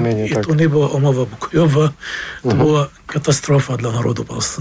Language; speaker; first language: Polish; non-native, fluent; Arabic